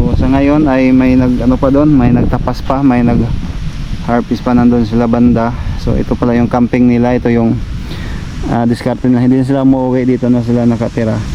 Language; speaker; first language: Filipino; non-native, local second language; Cebuano